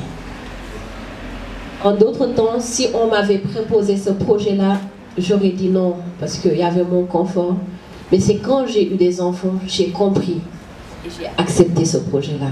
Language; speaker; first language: French; non-native, local second language; Wolof